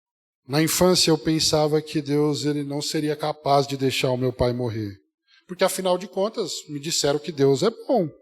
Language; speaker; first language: Portuguese; native; Portuguese